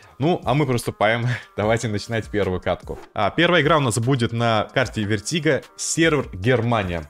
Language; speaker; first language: Russian; native; Russian